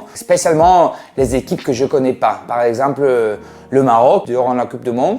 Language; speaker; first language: French; non-native, fluent; Spanish